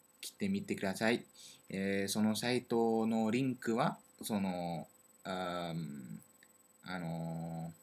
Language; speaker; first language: Japanese; non-native, learner; French